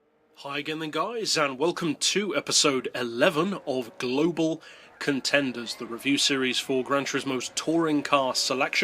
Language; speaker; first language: English; native; English